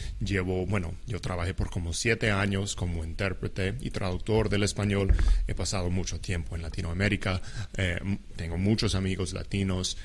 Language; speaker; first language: Spanish; non-native, fluent; English